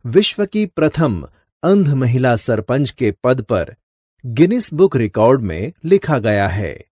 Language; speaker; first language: Hindi; non-native, local second language; Gujarati